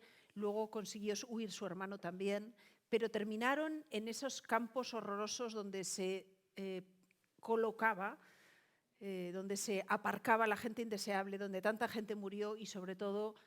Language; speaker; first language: Spanish; native; Spanish